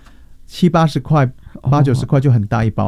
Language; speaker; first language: Chinese; native; Chinese